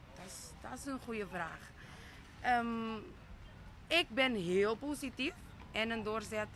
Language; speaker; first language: Dutch; non-native, local second language; Papiamento